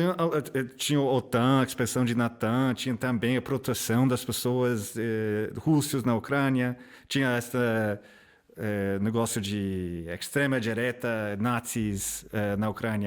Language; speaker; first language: Portuguese; non-native, fluent; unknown